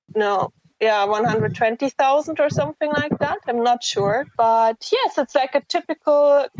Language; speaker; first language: English; non-native, fluent; German